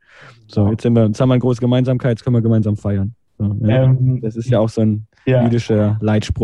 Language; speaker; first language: German; native; German